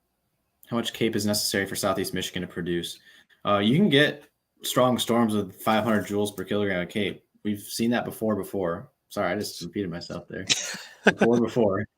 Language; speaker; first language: English; native; English